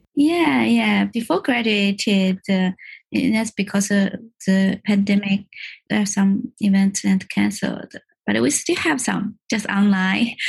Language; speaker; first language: English; non-native, learner; Chinese